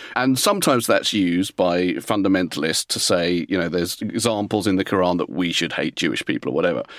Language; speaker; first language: English; native; English